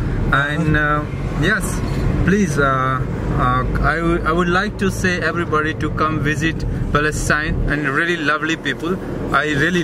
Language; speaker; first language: English; non-native, learner; Nepali